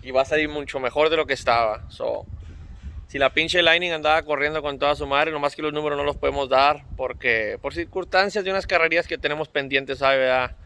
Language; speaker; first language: Spanish; early bilingual, other home language; English